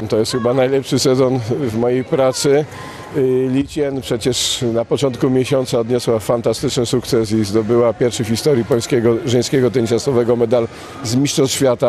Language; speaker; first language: Polish; native; Polish